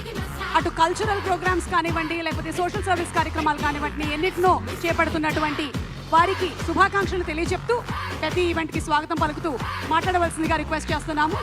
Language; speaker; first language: Telugu; native; Telugu